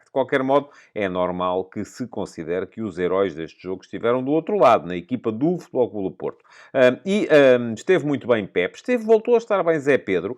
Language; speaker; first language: Portuguese; native; Portuguese